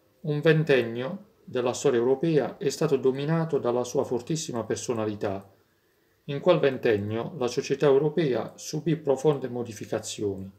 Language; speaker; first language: Italian; native; Italian